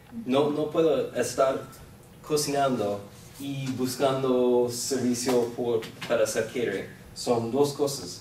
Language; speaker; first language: Spanish; non-native, fluent; English